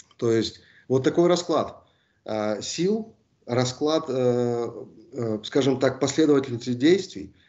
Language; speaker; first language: Russian; native; Russian